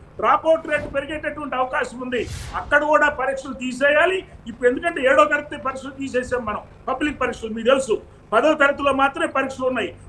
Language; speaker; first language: Telugu; native; Telugu